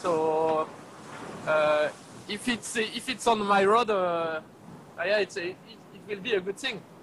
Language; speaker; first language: English; non-native, learner; French